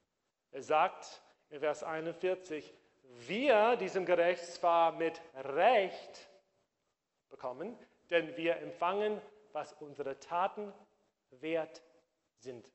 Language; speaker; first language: German; non-native, fluent; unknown